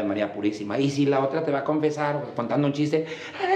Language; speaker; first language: Spanish; native; Spanish